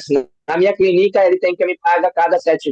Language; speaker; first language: Portuguese; non-native, learner; Hindi